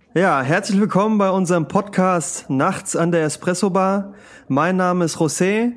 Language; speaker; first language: German; early bilingual, other home language; Spanish